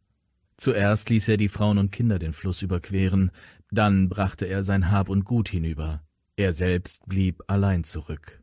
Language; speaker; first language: German; native; German